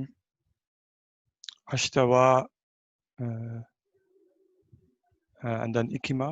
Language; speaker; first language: Japanese; non-native, learner; English